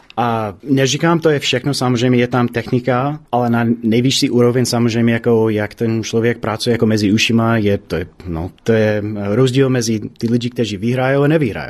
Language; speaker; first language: Czech; non-native, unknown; English